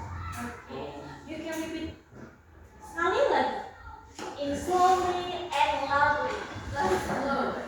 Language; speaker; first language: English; non-native, learner; Indonesian